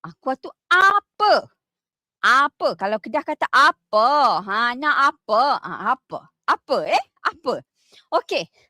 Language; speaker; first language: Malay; native; Malay